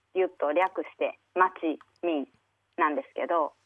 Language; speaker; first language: Japanese; native; Japanese